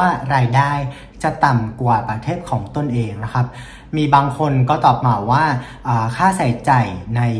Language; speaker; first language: Thai; non-native, fluent; Vietnamese